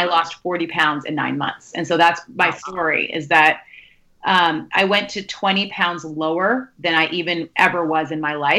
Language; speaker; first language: English; native; English